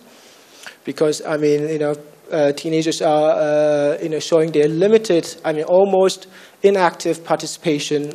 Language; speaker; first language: English; non-native, fluent; Korean